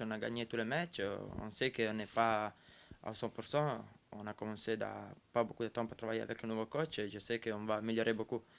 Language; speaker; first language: French; non-native, fluent; Italian